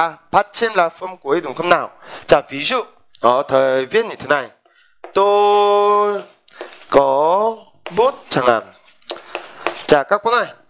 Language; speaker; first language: Vietnamese; non-native, fluent; Korean